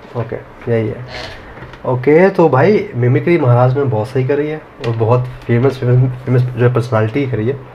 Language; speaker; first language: Hindi; native; Hindi